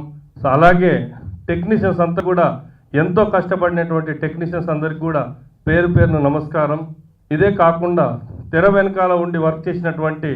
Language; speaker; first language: Telugu; native; Telugu